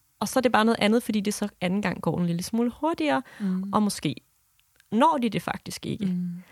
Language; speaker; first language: Danish; native; Danish